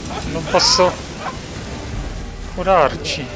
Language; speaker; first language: Italian; non-native, fluent; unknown